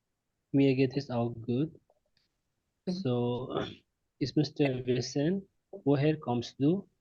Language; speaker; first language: German; non-native, learner; Hindi